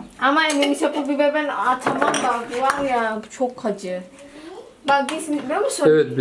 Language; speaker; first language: Turkish; non-native, learner; Indonesian